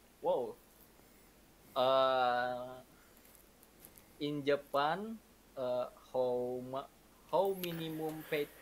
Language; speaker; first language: English; non-native, learner; Indonesian